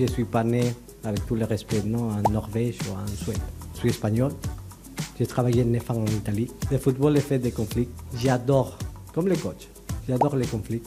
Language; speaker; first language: French; native; French